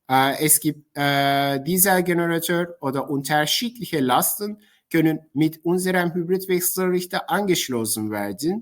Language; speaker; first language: German; non-native, fluent; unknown